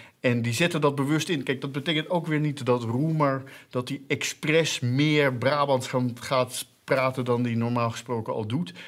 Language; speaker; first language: Dutch; native; Dutch